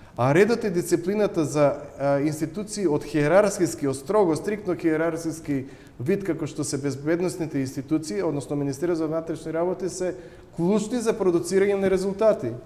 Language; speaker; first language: Macedonian; native; Macedonian